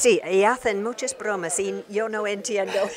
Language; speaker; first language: Spanish; non-native, learner; English